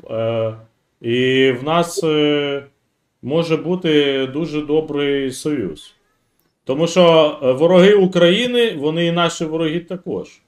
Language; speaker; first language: Ukrainian; non-native, local second language; Russian